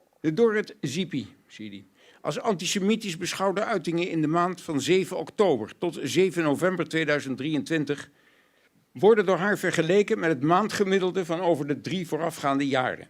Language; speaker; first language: Dutch; native; Dutch